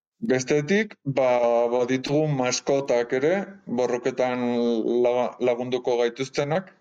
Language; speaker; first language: Basque; non-native, local second language; Spanish